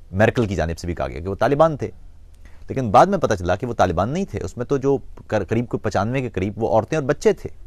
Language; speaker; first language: Urdu; non-native, local second language; Punjabi